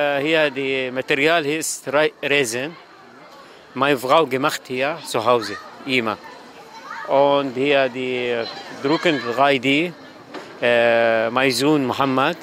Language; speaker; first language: German; non-native, learner; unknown